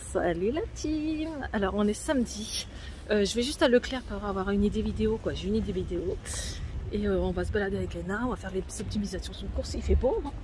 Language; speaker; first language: French; native; French